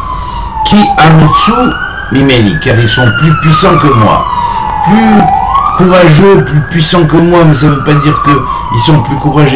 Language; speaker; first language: French; native; French